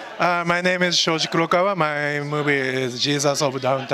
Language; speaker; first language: English; non-native, learner; Japanese